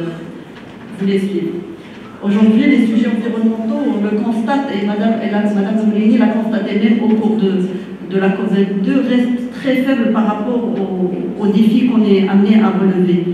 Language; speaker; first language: French; non-native, local second language; Arabic